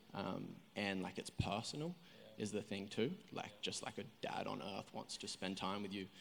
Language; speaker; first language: English; native; English